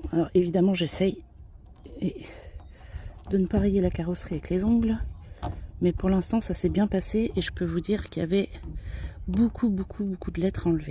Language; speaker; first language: French; native; French